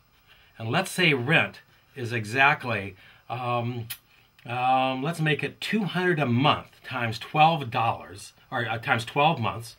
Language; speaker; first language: English; native; English